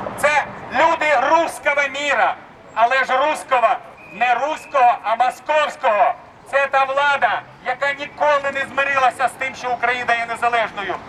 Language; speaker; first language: Ukrainian; native; Ukrainian